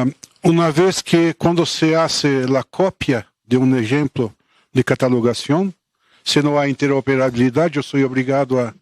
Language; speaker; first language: Spanish; non-native, fluent; Portuguese